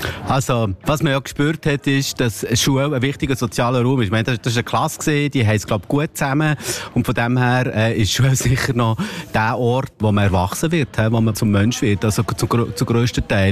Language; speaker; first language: German; native; German